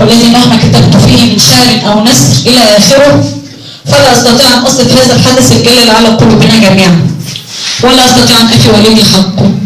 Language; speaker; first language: Arabic; native; Arabic